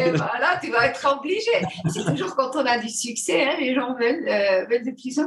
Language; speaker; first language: French; non-native, fluent; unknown